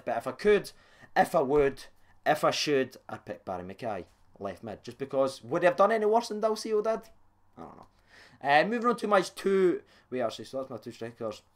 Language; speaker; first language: English; native; English